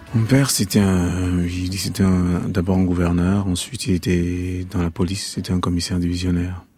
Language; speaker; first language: French; non-native, local second language; Basaa